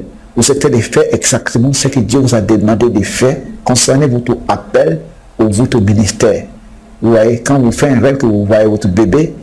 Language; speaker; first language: French; non-native, fluent; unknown